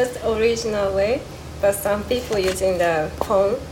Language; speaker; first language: English; non-native, learner; Japanese